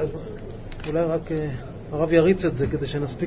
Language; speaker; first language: Hebrew; native; Hebrew